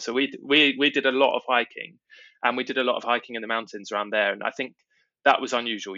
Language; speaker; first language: English; native; English